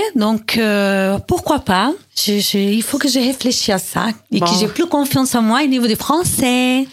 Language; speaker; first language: French; non-native, learner; Portuguese